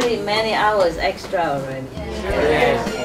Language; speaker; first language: English; non-native, fluent; Vietnamese